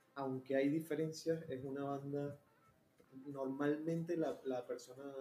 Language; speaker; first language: Spanish; native; Spanish